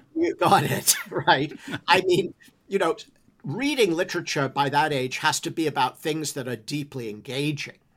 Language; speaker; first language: English; native; English